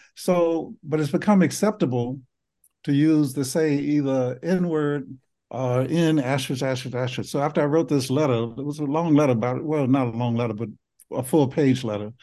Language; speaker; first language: English; native; English